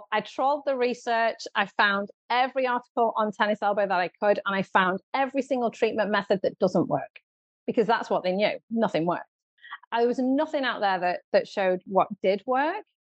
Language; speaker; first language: English; native; English